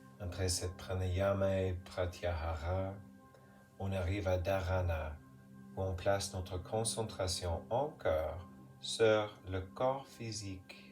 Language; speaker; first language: French; non-native, fluent; English